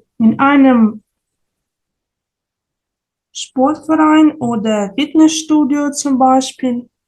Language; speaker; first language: German; non-native, fluent; Ukrainian